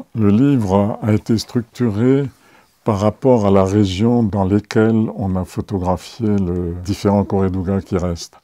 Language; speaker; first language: French; native; French